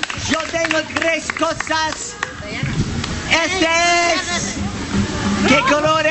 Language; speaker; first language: Spanish; non-native, learner; English